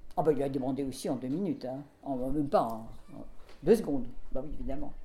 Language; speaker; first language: French; native; French